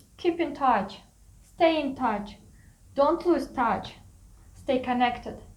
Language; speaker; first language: English; non-native, fluent; Kazakh